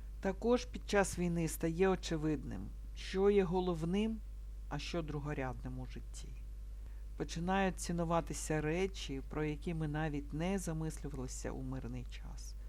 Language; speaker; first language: Ukrainian; non-native, local second language; Russian